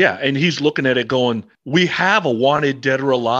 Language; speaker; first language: English; native; English